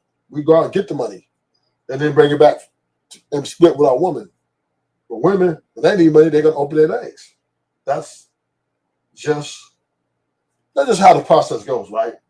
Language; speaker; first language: English; native; English